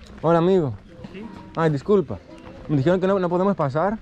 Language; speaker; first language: Spanish; non-native, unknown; Greek